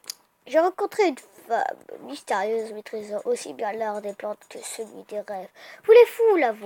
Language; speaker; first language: French; native; French